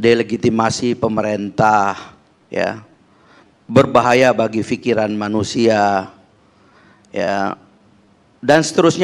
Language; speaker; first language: Indonesian; native; Indonesian